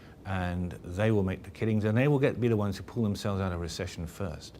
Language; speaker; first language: English; native; English